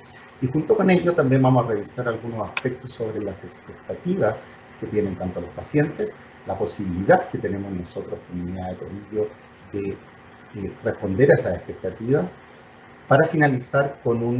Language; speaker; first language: Spanish; native; Spanish